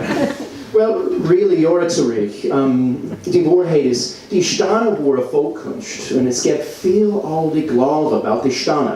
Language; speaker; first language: German; non-native, learner; English